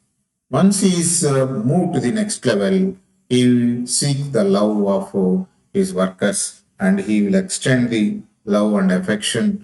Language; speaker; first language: English; non-native, local second language; Telugu